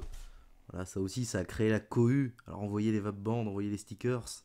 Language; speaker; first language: French; native; French